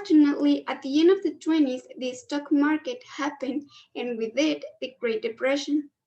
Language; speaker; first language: English; non-native, learner; Spanish